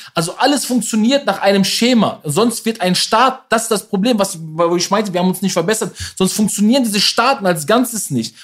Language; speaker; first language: German; early bilingual, other home language; Persian